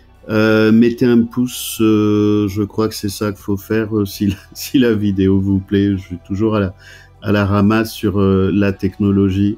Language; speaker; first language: French; native; French